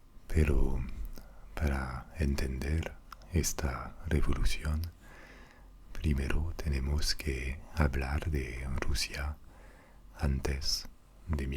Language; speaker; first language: Spanish; non-native, fluent; French